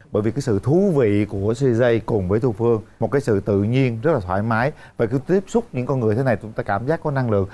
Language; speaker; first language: Vietnamese; native; Vietnamese